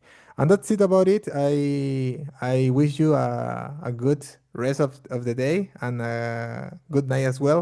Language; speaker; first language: English; non-native, fluent; Portuguese